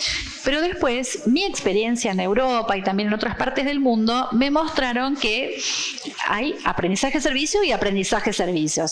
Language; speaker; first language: Spanish; non-native, fluent; Portuguese